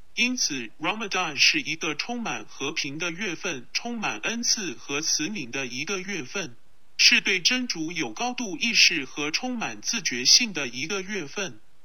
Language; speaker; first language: Chinese; non-native, local second language; Cantonese